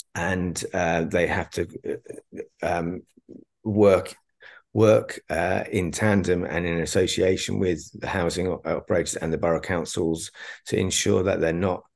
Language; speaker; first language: English; native; English